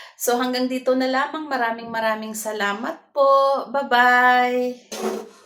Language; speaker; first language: Filipino; non-native, local second language; Cebuano